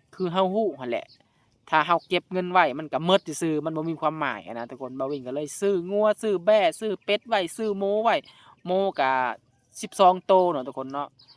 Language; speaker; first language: Lao; native; Lao